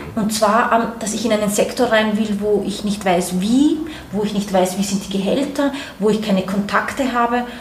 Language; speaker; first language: German; native; German